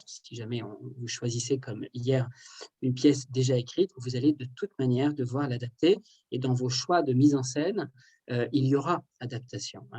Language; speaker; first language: French; native; French